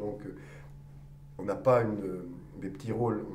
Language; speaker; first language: French; native; French